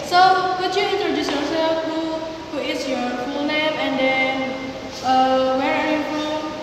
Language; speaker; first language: English; non-native, learner; Indonesian